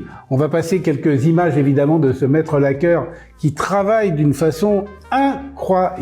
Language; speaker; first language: French; native; French